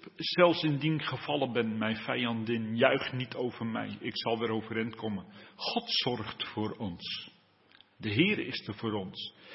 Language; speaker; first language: Dutch; native; Dutch